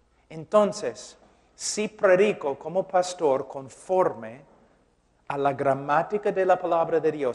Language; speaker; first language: Spanish; non-native, fluent; English